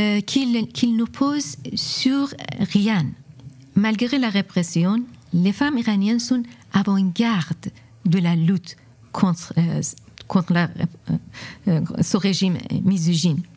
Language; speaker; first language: French; non-native, fluent; Persian